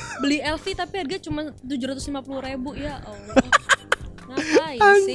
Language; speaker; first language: Indonesian; native; Indonesian